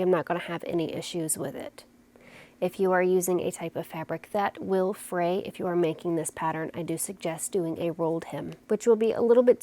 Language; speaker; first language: English; native; English